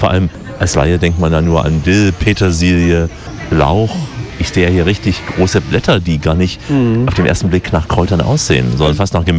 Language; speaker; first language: German; native; German